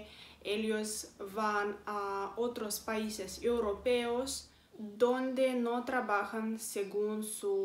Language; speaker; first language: Spanish; non-native, fluent; Romanian